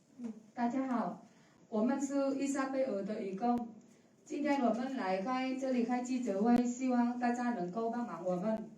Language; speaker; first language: Chinese; non-native, fluent; Vietnamese